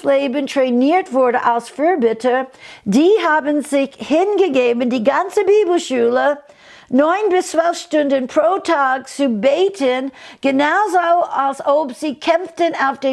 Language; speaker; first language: German; non-native, fluent; English